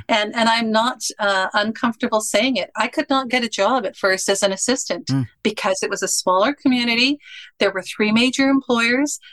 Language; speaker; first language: English; native; English